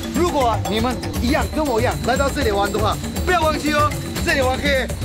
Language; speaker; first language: Chinese; non-native, fluent; Turkish